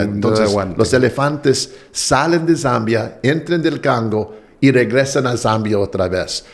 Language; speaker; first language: Spanish; non-native, fluent; English